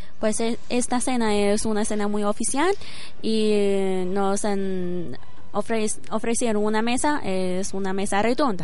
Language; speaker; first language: Spanish; non-native, learner; Chinese